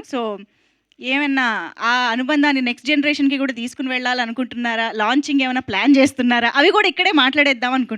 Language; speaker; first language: Telugu; native; Telugu